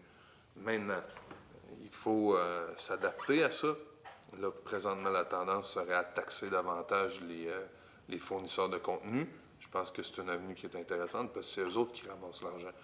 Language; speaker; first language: French; native; French